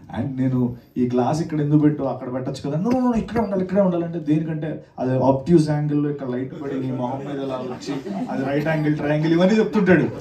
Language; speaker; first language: Telugu; native; Telugu